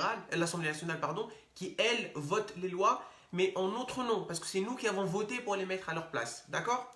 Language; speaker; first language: French; native; French